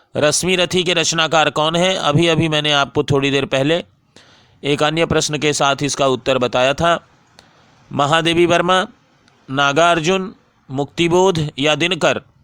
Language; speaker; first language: Hindi; native; Hindi